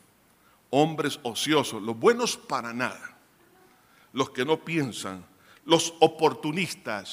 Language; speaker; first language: Spanish; native; Spanish